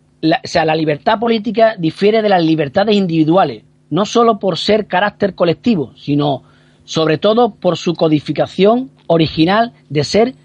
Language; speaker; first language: Spanish; native; Spanish